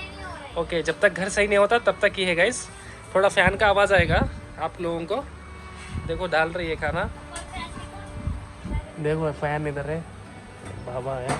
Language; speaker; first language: Hindi; non-native, local second language; Bangla